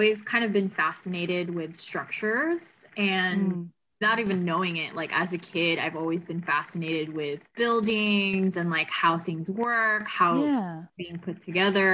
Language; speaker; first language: English; non-native, local second language; Filipino